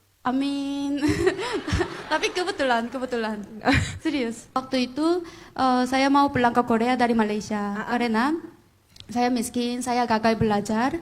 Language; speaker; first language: Indonesian; non-native, fluent; Korean